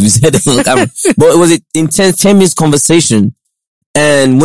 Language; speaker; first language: English; non-native, local second language; Yoruba